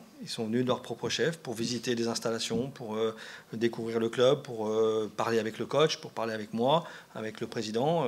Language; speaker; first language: French; native; French